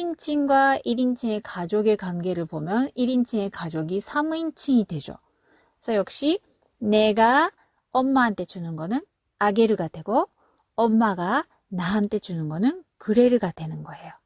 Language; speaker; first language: Korean; non-native, fluent; Japanese